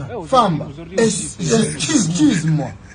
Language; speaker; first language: French; non-native, learner; Rundi